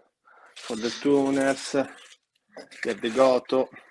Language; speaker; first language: English; non-native, learner; Italian